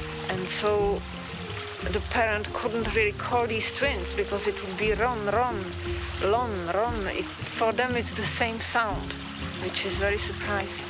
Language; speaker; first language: English; non-native, fluent; Czech